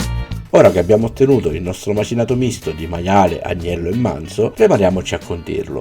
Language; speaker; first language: Italian; native; Italian